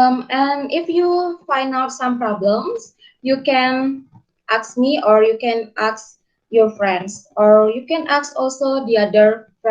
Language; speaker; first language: English; non-native, learner; Indonesian